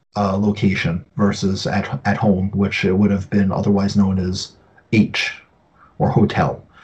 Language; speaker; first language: English; native; English